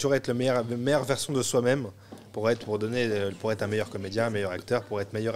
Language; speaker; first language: French; native; French